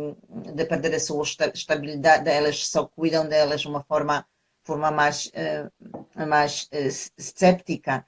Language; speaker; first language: Portuguese; non-native, fluent; Polish